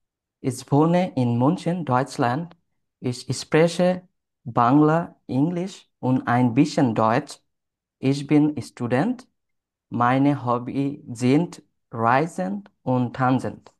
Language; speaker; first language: German; non-native, learner; Bangla